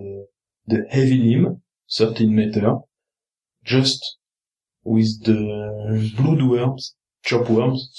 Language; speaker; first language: English; non-native, learner; French